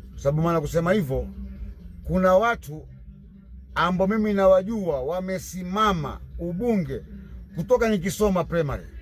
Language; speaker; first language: Swahili; native; Swahili